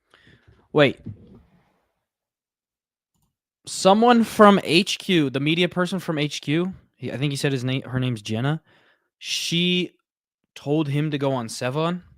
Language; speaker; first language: English; native; English